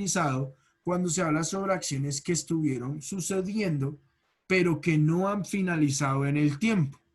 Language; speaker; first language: Spanish; native; Spanish